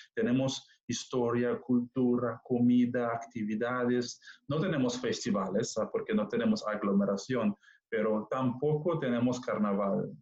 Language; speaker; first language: Spanish; non-native, fluent; Papiamento